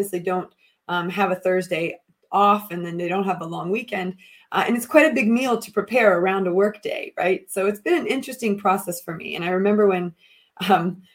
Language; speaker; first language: English; native; English